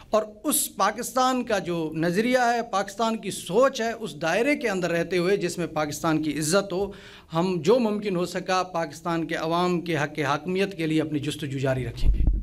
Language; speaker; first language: Urdu; non-native, local second language; Sindhi